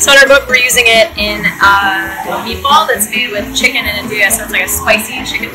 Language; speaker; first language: English; native; English